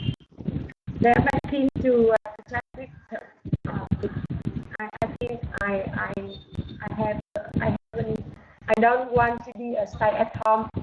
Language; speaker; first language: English; non-native, learner; Vietnamese